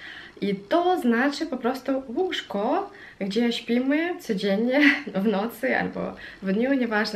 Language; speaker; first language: Polish; non-native, fluent; Russian